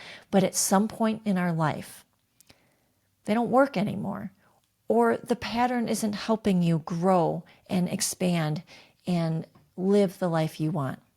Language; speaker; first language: English; native; English